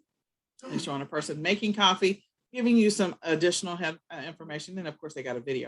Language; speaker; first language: English; native; English